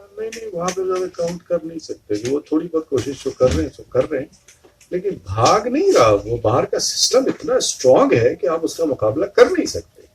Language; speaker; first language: Urdu; native; Urdu